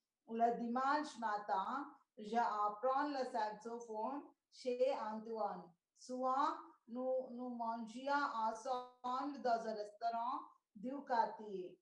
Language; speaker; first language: French; non-native, learner; Telugu